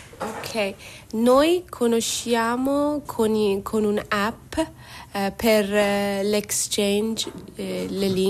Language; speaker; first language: Italian; non-native, learner; Persian